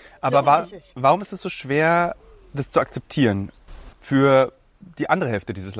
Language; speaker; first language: German; native; German